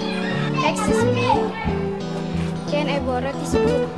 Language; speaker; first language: English; non-native, learner; Indonesian